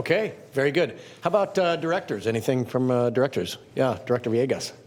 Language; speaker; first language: English; native; English